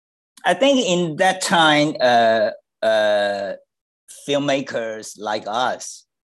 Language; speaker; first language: English; non-native, learner; Chinese